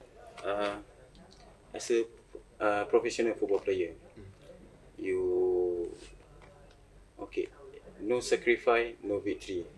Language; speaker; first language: English; non-native, fluent; Malay